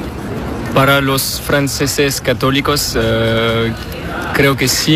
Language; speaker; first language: Spanish; non-native, learner; French